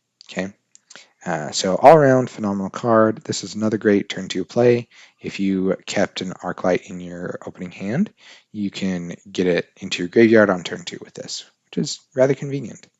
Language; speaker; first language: English; native; English